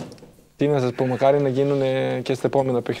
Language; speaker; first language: Greek; non-native, fluent; Serbian